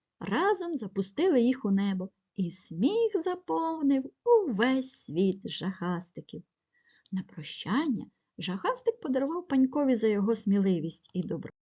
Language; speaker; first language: Ukrainian; native; Ukrainian